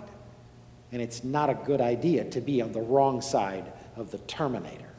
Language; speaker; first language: English; native; English